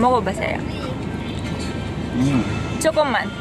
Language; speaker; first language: Korean; non-native, learner; Filipino